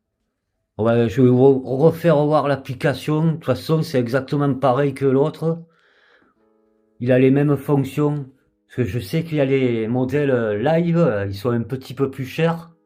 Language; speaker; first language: French; native; French